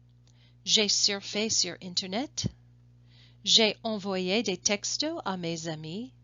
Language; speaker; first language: French; non-native, fluent; English